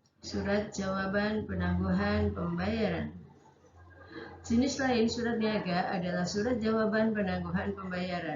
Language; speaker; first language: Indonesian; native; Indonesian